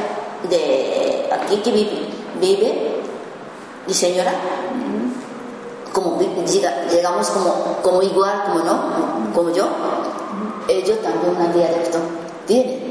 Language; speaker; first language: Spanish; non-native, learner; Japanese